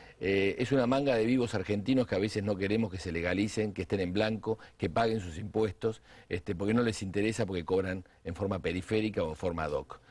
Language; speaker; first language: Spanish; native; Spanish